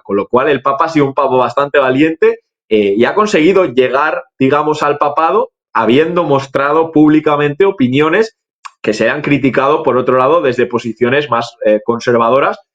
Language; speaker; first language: Spanish; native; Spanish